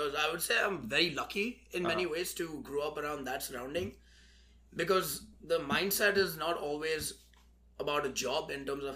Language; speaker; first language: English; non-native, local second language; Hindi